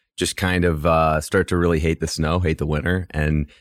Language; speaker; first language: English; native; English